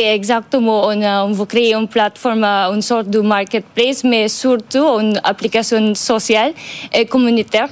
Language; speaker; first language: French; non-native, fluent; Filipino